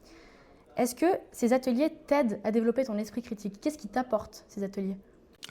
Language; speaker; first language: French; native; French